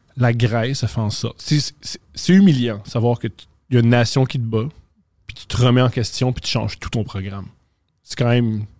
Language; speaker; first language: French; native; French